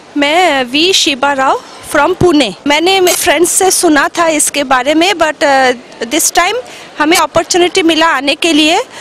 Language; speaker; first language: Hindi; non-native, local second language; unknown